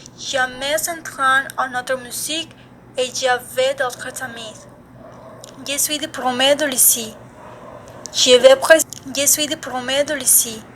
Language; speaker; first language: French; non-native, learner; Spanish